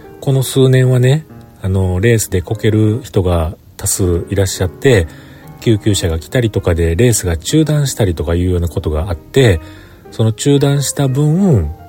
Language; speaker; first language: Japanese; native; Japanese